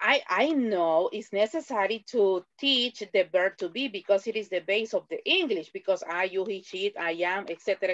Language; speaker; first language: English; non-native, fluent; Spanish